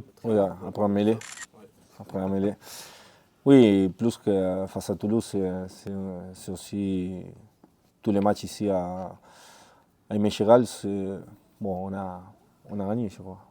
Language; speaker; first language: French; non-native, fluent; Spanish